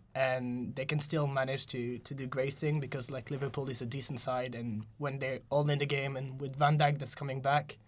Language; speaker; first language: English; non-native, fluent; French